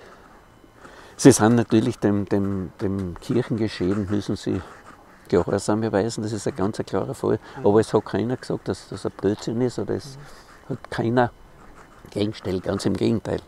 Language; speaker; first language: German; native; German